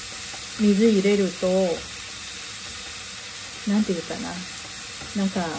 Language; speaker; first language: Japanese; non-native, learner; Chinese